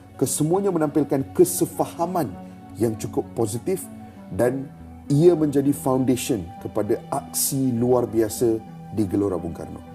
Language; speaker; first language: Malay; native; Malay